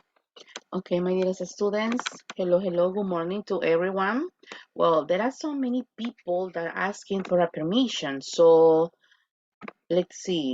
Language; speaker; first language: English; non-native, fluent; Spanish